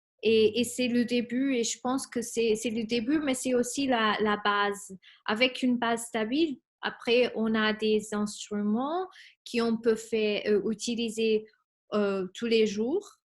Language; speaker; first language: French; non-native, fluent; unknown